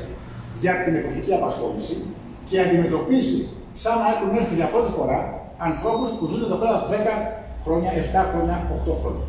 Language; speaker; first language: Greek; native; Greek